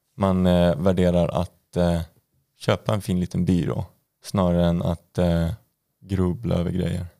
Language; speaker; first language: Swedish; native; Swedish